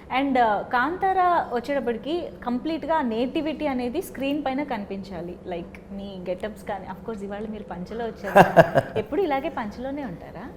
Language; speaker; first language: Telugu; native; Telugu